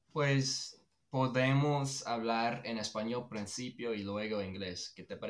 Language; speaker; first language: Spanish; non-native, fluent; English